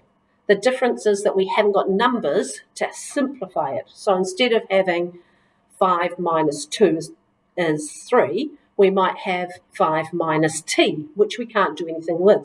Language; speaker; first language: English; native; English